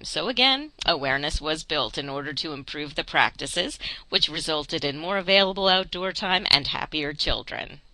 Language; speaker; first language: English; native; English